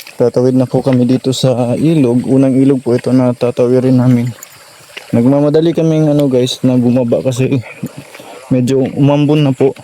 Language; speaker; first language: Filipino; non-native, local second language; Cebuano